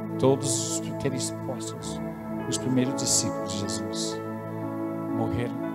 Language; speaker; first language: Portuguese; non-native, fluent; English